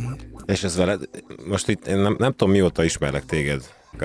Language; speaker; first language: Hungarian; native; Hungarian